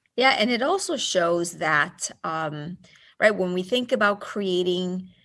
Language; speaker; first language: English; early bilingual, other home language; Spanish